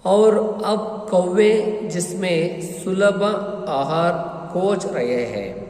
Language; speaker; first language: Hindi; non-native, local second language; Kannada